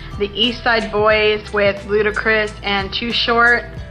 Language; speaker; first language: English; early bilingual, other home language; Spanish